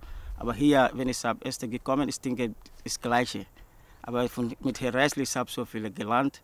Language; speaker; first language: German; non-native, learner; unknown